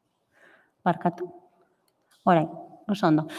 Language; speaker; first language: Basque; native; Basque